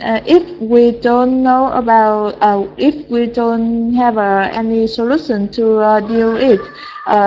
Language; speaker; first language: English; non-native, learner; Vietnamese